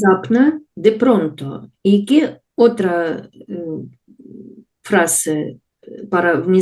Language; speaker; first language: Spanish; non-native, learner; Russian